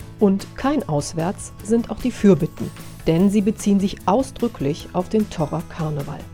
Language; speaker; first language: German; native; German